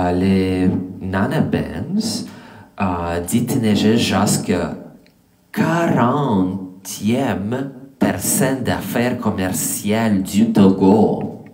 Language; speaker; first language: French; non-native, learner; English